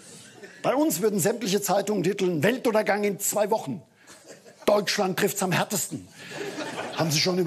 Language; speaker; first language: German; native; German